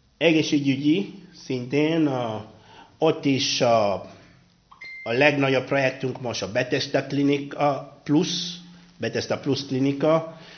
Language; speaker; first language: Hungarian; non-native, fluent; Luba-Lulua